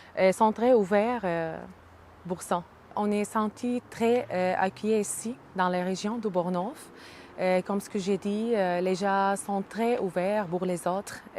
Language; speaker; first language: French; non-native, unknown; Arabic